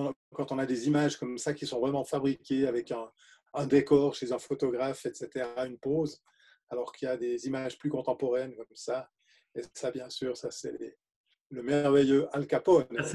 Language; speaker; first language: French; native; French